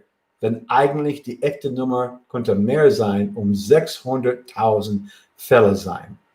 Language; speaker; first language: German; non-native, fluent; English